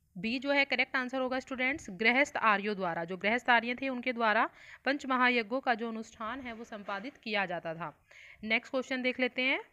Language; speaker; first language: Hindi; native; Hindi